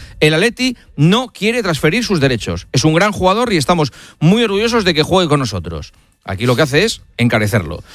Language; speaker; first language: Spanish; native; Spanish